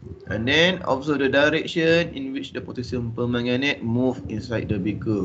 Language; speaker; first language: English; non-native, local second language; Malay